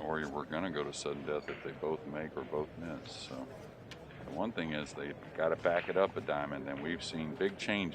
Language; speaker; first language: English; native; English